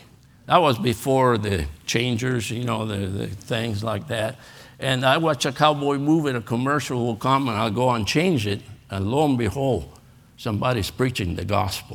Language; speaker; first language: English; non-native, fluent; Spanish